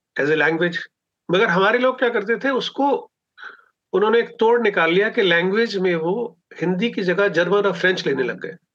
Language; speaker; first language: Hindi; non-native, local second language; Punjabi